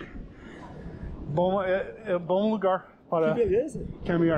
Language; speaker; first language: Portuguese; non-native, learner; English